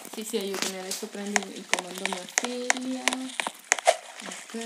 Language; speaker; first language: Italian; non-native, fluent; Spanish